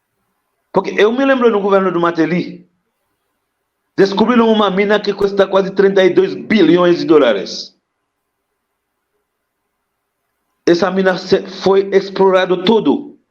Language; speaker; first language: Portuguese; non-native, fluent; Haitian Creole